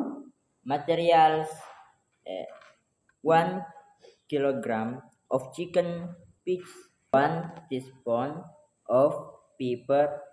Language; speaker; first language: English; non-native, learner; Indonesian